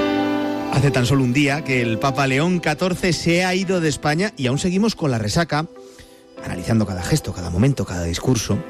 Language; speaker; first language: Spanish; native; Spanish